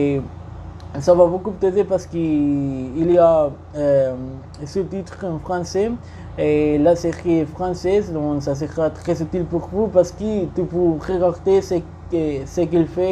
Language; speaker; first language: French; non-native, learner; Spanish